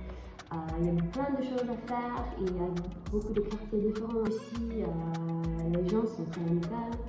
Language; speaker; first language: French; non-native, learner; English